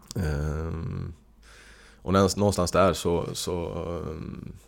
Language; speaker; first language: Swedish; native; Swedish